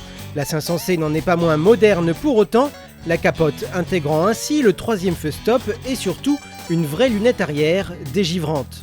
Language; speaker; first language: French; native; French